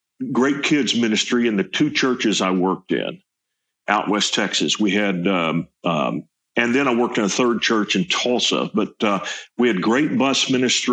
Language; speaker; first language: English; native; English